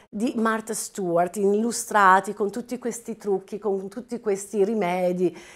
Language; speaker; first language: Italian; native; Italian